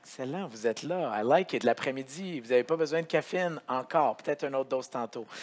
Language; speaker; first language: French; native; French